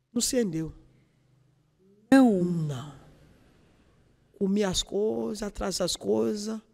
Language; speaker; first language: Portuguese; non-native, learner; Yoruba